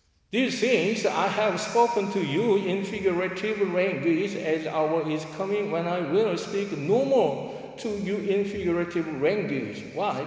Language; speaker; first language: English; non-native, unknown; Korean